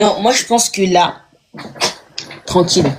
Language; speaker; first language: French; native; French